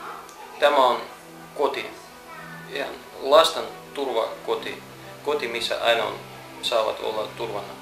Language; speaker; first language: Finnish; non-native, fluent; Russian